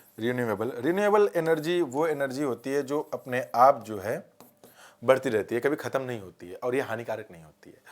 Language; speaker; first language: Hindi; native; Hindi